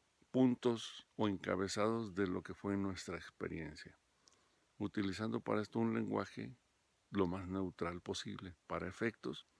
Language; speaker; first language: Spanish; native; Spanish